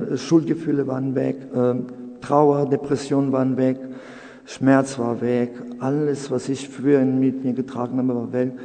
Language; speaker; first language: German; non-native, fluent; Serbian